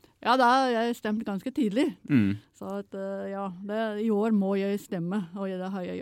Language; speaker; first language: Norwegian; non-native, fluent; English